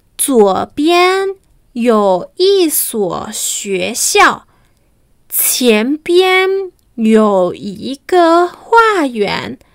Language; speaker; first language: Chinese; non-native, fluent; Spanish